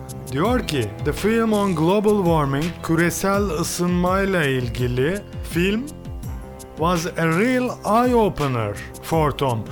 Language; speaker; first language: English; non-native, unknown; Turkish